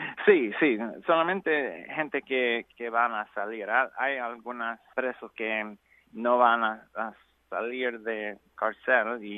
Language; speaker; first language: Spanish; non-native, learner; English